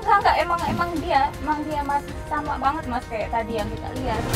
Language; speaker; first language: Indonesian; native; Indonesian